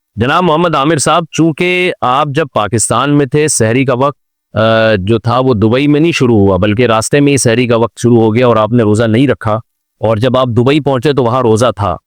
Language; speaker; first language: Urdu; native; Urdu